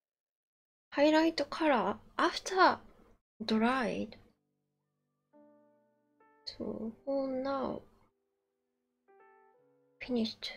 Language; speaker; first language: English; non-native, learner; Japanese